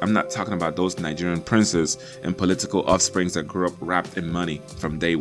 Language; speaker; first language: English; non-native, local second language; Igbo